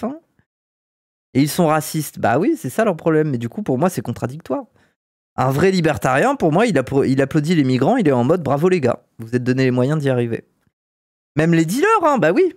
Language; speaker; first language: French; native; French